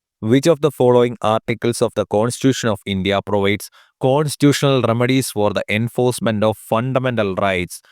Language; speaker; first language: English; non-native, local second language; Malayalam